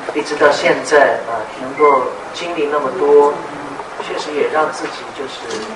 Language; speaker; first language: Chinese; native; Chinese